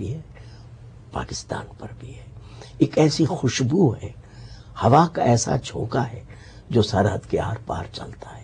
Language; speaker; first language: Urdu; native; Urdu